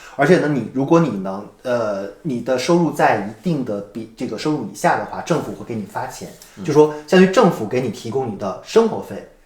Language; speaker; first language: Chinese; native; Chinese